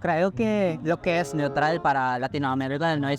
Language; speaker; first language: Spanish; non-native, fluent; Filipino